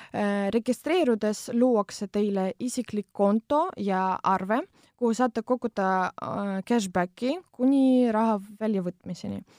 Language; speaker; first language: Estonian; non-native, local second language; Russian